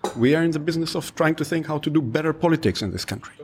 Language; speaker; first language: English; non-native, fluent; Hebrew